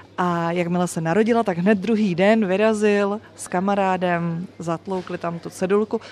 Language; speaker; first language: Czech; native; Czech